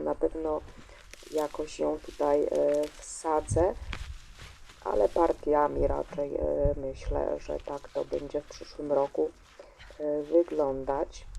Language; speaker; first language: Polish; native; Polish